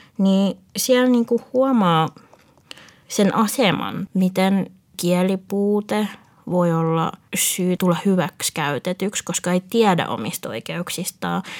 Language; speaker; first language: Finnish; early bilingual, other home language; Vietnamese